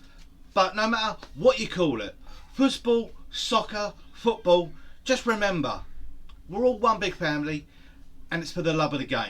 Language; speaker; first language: English; native; English